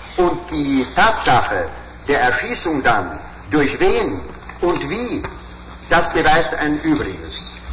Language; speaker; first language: German; native; German